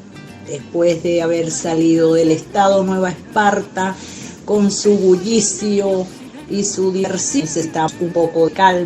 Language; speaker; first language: Spanish; native; Spanish